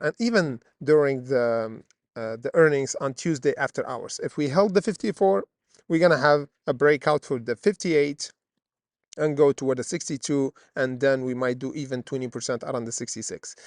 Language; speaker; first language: English; non-native, fluent; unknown